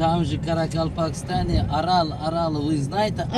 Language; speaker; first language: Russian; non-native, learner; Uzbek